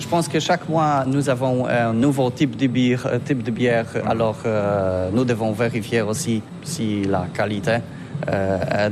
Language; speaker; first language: French; non-native, learner; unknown